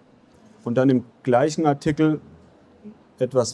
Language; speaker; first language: German; native; German